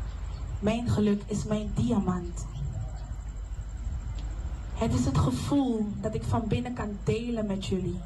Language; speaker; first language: Dutch; non-native, local second language; Papiamento